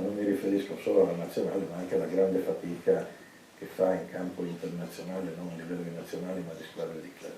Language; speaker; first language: Italian; native; Italian